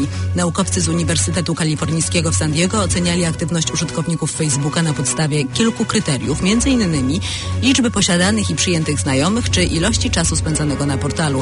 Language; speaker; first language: Polish; native; Polish